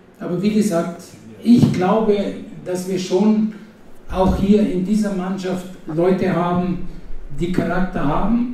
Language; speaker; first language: German; non-native, fluent; Italian